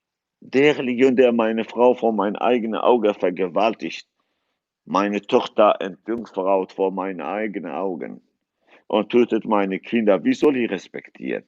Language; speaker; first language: German; non-native, fluent; Kurdish